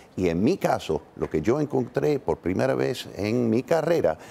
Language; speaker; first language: Spanish; non-native, fluent; English